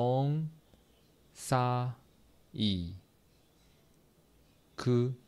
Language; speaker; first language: Korean; non-native, learner; Chinese